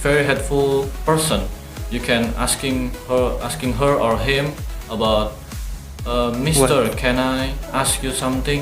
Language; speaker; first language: English; non-native, learner; Indonesian